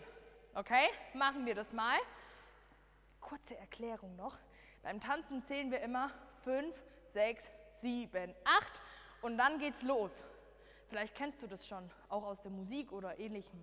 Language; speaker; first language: German; native; German